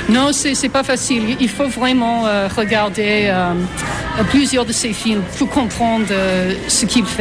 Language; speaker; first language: French; non-native, fluent; English